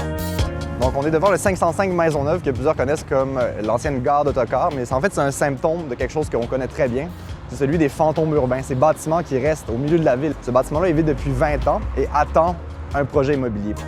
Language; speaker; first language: French; native; French